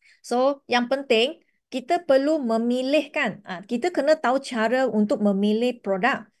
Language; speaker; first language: Malay; non-native, local second language; Chinese